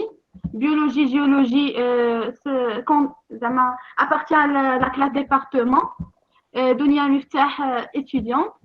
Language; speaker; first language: French; non-native, local second language; Arabic